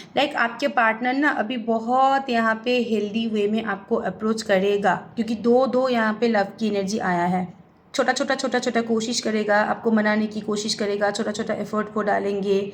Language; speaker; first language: Hindi; non-native, local second language; Bangla